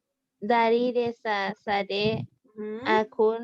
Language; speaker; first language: Indonesian; non-native, learner; Thai